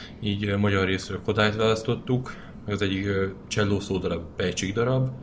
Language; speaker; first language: Hungarian; native; Hungarian